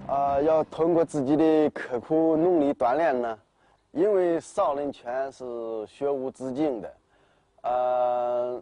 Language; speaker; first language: Chinese; native; Chinese